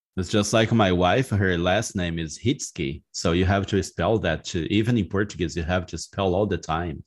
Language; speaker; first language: English; non-native, fluent; Portuguese